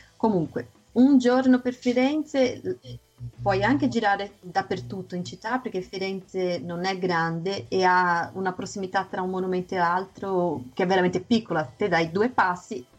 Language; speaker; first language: Italian; non-native, fluent; Portuguese